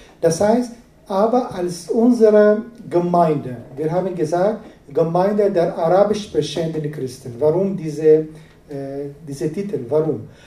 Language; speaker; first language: German; non-native, fluent; Arabic